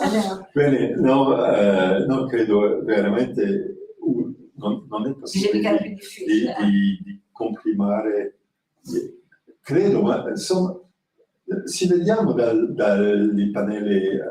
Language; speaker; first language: Italian; non-native, learner; French